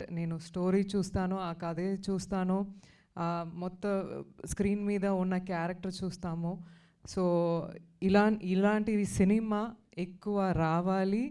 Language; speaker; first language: Telugu; non-native, fluent; Tamil